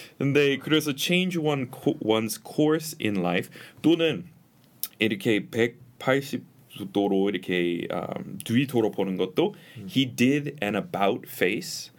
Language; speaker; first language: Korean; non-native, fluent; English